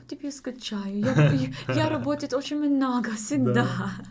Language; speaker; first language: Russian; non-native, learner; English